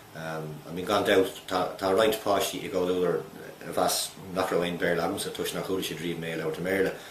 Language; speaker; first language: Irish; native; Irish